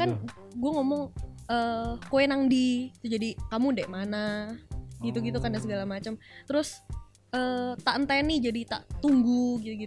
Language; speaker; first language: Indonesian; native; Indonesian